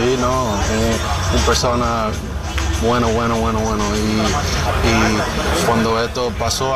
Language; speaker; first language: Spanish; early bilingual, heritage; Spanish